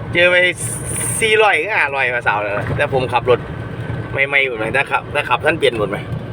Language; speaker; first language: Thai; non-native, local second language; Northeastern Thai